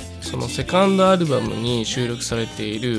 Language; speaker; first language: Japanese; native; Japanese